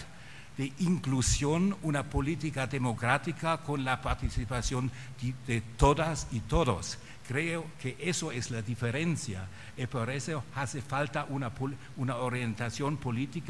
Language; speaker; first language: Spanish; non-native, fluent; German